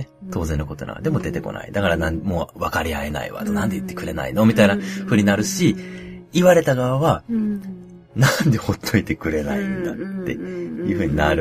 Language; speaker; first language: Japanese; native; Japanese